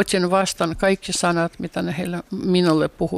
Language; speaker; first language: Finnish; non-native, fluent; Russian